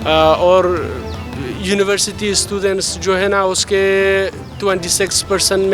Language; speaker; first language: Hindi; non-native, fluent; Persian